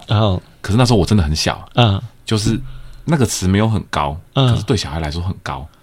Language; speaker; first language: Chinese; native; Chinese